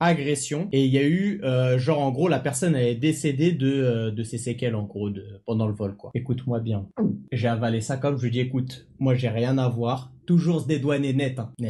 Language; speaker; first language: French; native; French